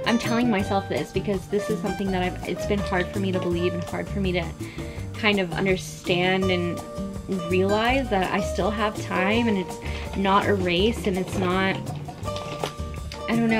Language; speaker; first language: English; early bilingual, other home language; Spanish